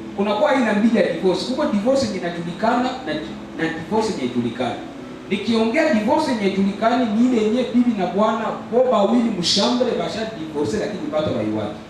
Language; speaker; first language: Swahili; native; Swahili